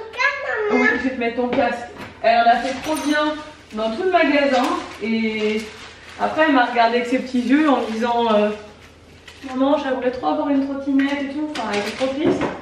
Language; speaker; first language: French; native; French